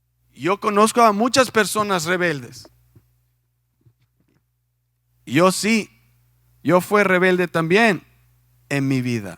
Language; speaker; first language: Spanish; non-native, fluent; English